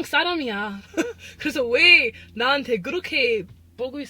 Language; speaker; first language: Korean; non-native, learner; English